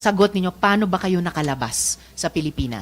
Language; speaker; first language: Filipino; native; Filipino